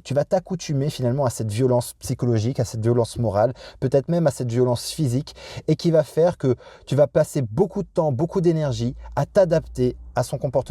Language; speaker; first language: French; native; French